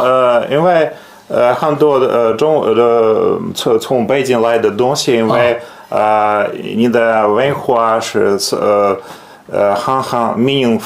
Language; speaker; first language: Chinese; non-native, learner; Russian